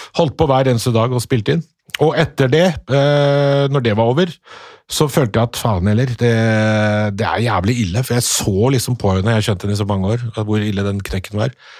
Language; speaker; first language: Norwegian; early bilingual, other home language; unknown